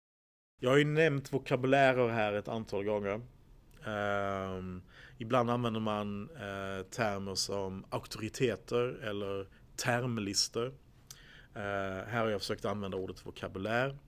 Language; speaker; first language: Swedish; native; Swedish